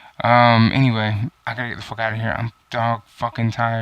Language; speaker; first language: English; native; English